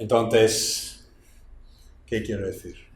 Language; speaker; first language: Spanish; non-native, fluent; English